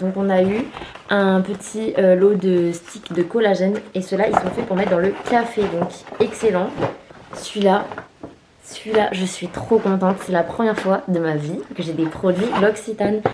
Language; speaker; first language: French; native; French